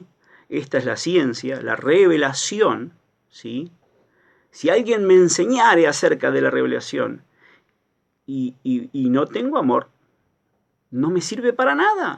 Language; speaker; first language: Spanish; native; Spanish